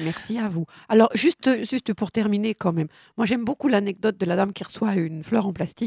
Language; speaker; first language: French; native; French